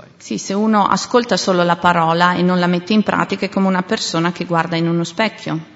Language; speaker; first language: Italian; native; Italian